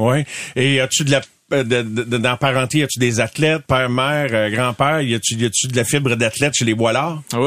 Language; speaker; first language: French; native; French